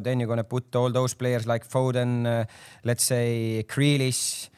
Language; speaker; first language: English; non-native, fluent; Estonian